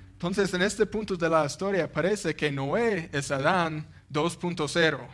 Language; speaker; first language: Spanish; non-native, fluent; English